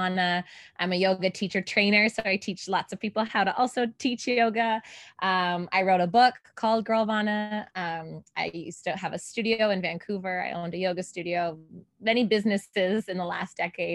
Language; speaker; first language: English; native; English